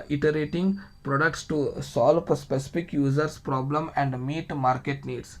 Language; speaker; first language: English; non-native, local second language; Kannada